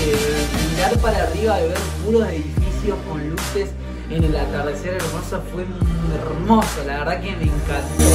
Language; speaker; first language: Spanish; native; Spanish